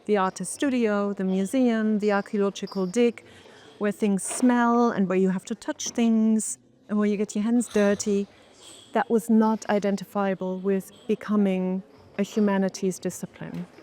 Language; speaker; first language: English; non-native, fluent; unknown